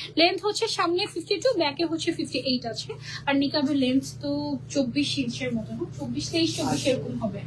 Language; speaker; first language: Bangla; native; Bangla